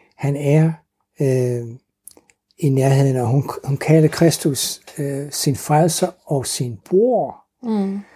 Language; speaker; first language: Danish; non-native, fluent; English